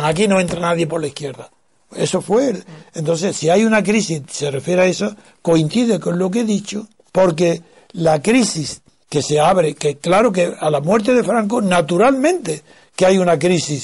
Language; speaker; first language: Spanish; native; Spanish